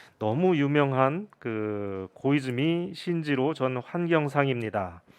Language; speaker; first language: Korean; native; Korean